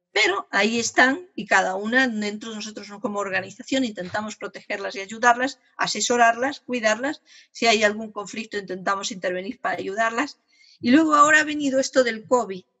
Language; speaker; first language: Spanish; native; Spanish